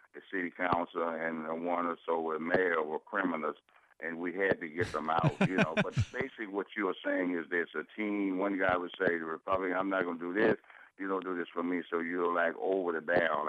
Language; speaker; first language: English; native; English